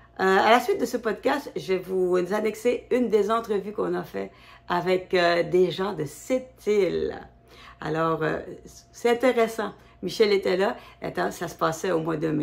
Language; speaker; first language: French; native; French